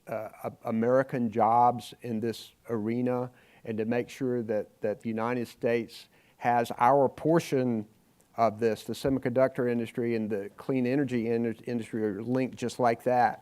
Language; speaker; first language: English; native; English